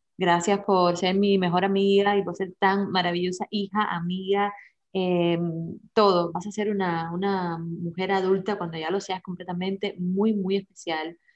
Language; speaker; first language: Spanish; native; Spanish